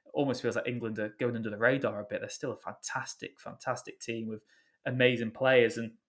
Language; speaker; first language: English; native; English